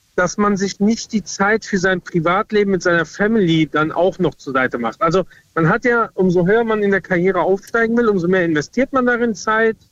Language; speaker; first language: German; native; German